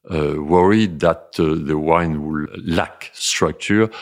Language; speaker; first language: English; non-native, fluent; French